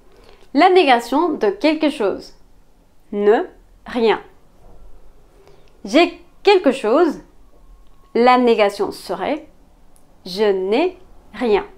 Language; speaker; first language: French; non-native, fluent; Spanish